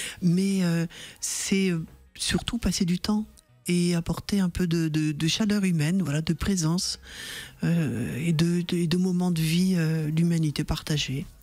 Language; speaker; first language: French; native; French